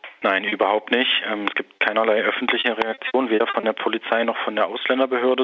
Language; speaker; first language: German; native; German